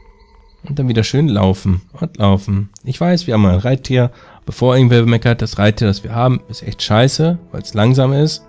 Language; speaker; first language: German; native; German